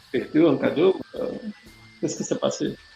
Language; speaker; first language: French; non-native, learner; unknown